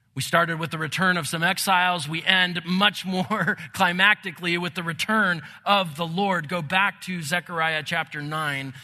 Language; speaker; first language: English; native; English